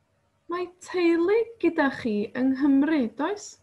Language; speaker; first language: Welsh; non-native, fluent; Spanish